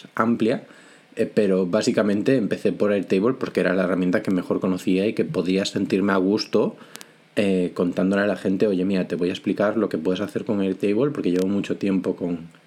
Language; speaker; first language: Spanish; native; Spanish